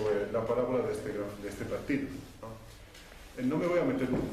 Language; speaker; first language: Spanish; non-native, fluent; Italian